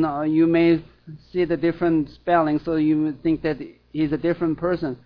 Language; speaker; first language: English; non-native, fluent; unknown